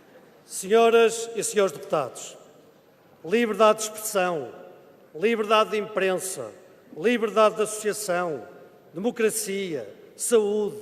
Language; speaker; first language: Portuguese; native; Portuguese